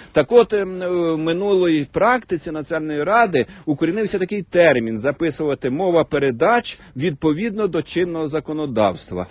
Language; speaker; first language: Ukrainian; native; Ukrainian